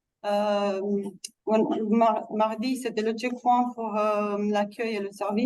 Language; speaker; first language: French; non-native, fluent; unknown